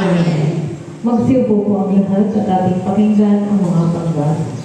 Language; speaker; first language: Filipino; native; Filipino